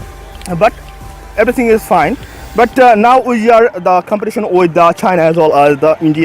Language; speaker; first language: English; non-native, fluent; Bangla